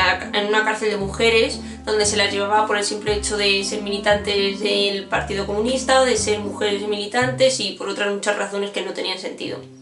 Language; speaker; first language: Spanish; native; Spanish